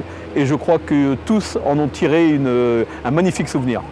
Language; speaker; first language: French; native; French